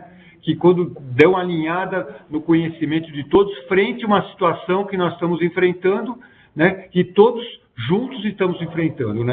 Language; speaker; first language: Portuguese; native; Portuguese